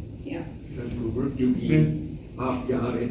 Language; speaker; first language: Hindi; non-native, learner; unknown